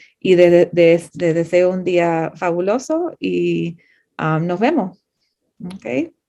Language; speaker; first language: Spanish; early bilingual, heritage; Spanish